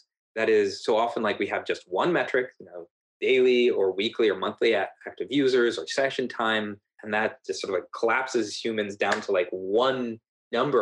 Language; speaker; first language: English; native; English